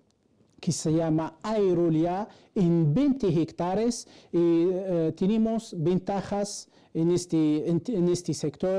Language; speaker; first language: Spanish; non-native, fluent; Arabic